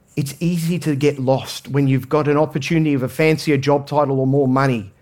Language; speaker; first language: English; native; English